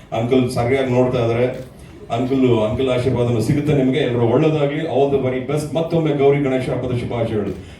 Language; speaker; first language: Kannada; native; Kannada